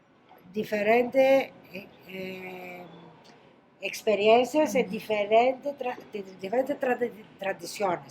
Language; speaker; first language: Spanish; non-native, fluent; Greek